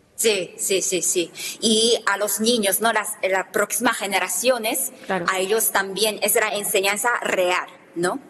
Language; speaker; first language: Spanish; non-native, fluent; Japanese